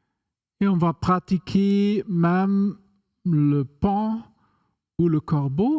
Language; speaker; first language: French; non-native, fluent; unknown